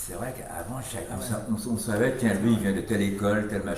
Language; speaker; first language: French; native; French